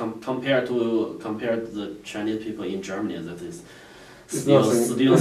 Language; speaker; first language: English; non-native, learner; Chinese